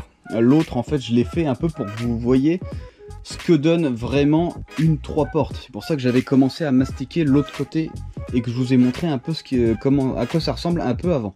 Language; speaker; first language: French; native; French